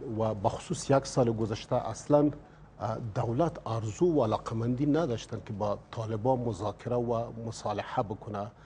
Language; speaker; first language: Persian; native; Persian